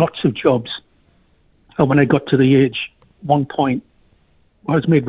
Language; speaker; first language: English; native; English